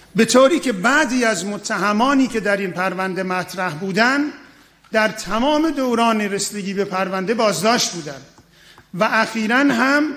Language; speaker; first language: Persian; native; Persian